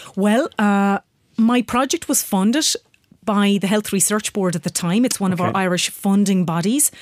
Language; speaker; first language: English; native; English